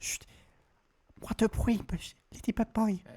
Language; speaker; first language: French; native; French